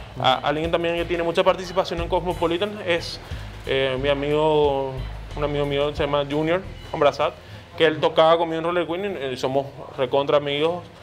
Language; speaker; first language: Spanish; early bilingual, other home language; Portuguese